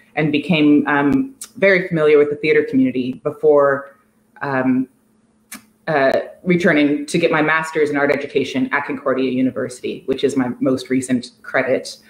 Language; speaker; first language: English; native; English